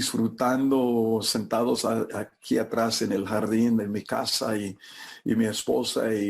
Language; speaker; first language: Spanish; non-native, fluent; English